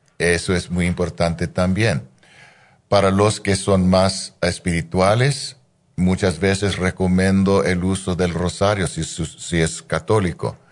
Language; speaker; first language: Spanish; non-native, fluent; English